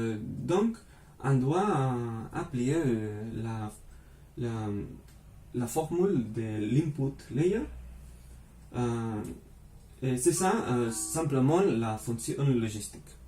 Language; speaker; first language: French; non-native, fluent; Spanish